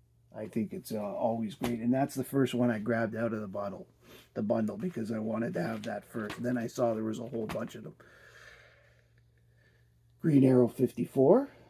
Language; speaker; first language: English; native; English